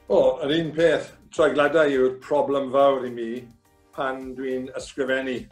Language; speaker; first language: Welsh; non-native, fluent; English